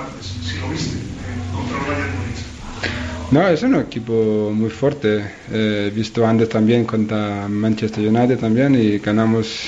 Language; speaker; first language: Spanish; non-native, learner; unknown